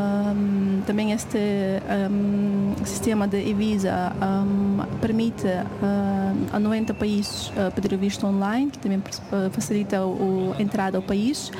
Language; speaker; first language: Portuguese; non-native, fluent; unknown